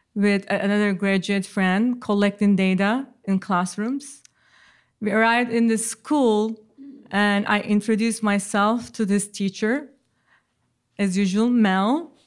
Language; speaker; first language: English; non-native, fluent; Turkish